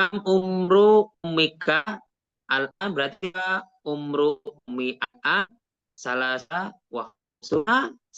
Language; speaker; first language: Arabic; non-native, fluent; Indonesian